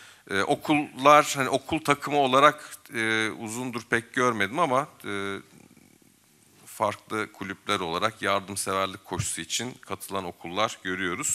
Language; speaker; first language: Turkish; native; Turkish